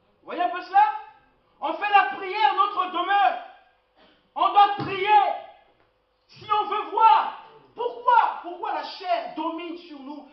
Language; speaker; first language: French; non-native, local second language; Lingala